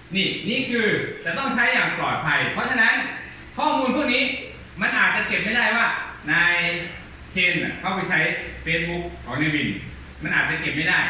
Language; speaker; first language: Thai; non-native, local second language; Lao